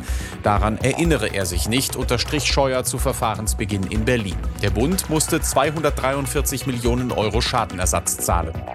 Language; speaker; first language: German; native; German